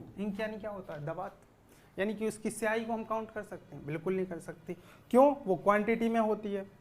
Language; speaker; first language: Hindi; native; Hindi